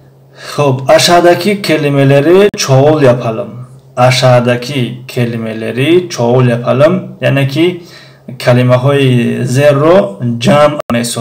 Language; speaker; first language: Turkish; non-native, fluent; Tajik